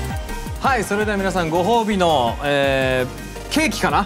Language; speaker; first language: Japanese; native; Japanese